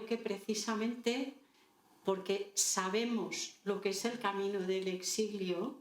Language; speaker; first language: Spanish; native; Spanish